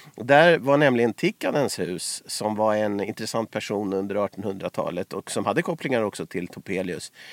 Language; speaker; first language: Swedish; native; Swedish